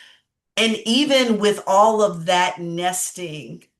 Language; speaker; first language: English; native; English